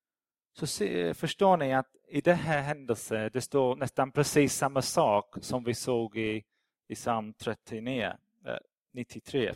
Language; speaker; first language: Swedish; non-native, fluent; English